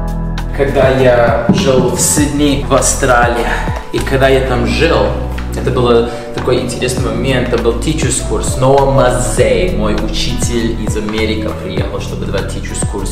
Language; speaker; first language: Russian; non-native, fluent; English